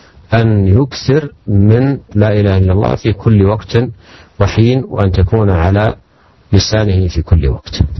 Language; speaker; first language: Arabic; native; Arabic